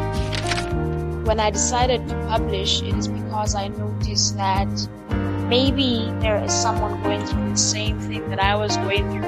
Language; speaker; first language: English; non-native, local second language; Southern Sotho